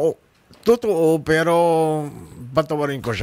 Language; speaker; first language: Filipino; non-native, learner; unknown